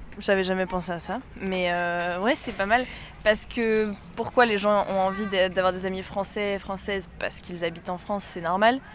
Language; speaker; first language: French; native; French